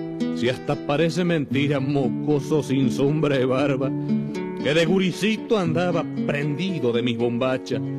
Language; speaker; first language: Spanish; native; Spanish